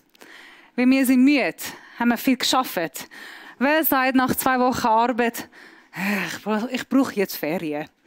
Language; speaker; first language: German; non-native, fluent; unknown